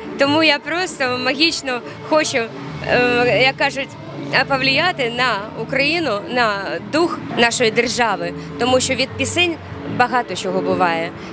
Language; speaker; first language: Ukrainian; non-native, local second language; Russian